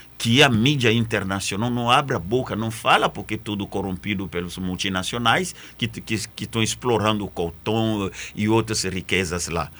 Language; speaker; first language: Portuguese; non-native, fluent; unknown